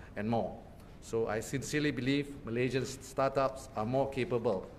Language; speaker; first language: English; non-native, local second language; Malay